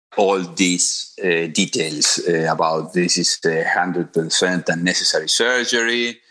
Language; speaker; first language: English; non-native, fluent; Spanish